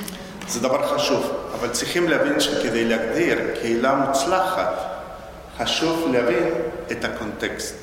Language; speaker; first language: Hebrew; non-native, fluent; Spanish